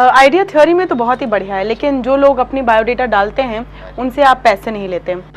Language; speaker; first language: Hindi; native; Hindi